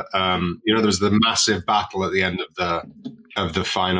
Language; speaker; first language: English; native; English